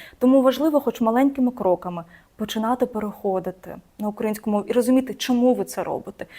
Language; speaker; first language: Ukrainian; non-native, local second language; Russian